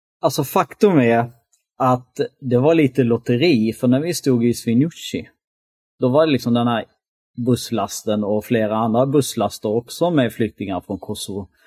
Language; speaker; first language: Swedish; early bilingual, other home language; Albanian